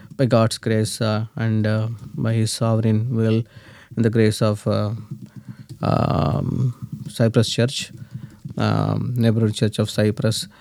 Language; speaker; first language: English; non-native, local second language; Telugu